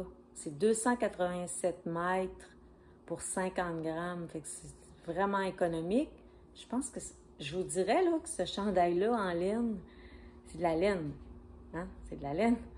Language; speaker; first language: French; native; French